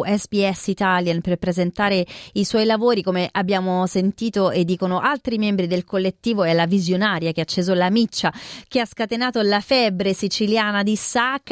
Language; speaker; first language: Italian; native; Italian